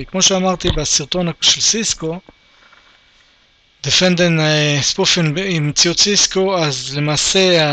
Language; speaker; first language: Hebrew; native; Hebrew